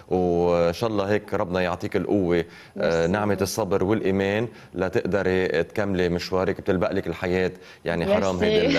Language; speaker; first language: Arabic; native; Arabic